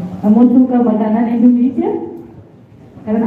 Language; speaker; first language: Indonesian; non-native, learner; Arabic